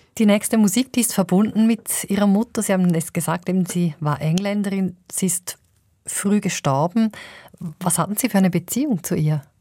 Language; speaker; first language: German; native; German